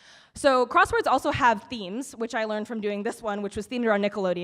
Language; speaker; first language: English; native; English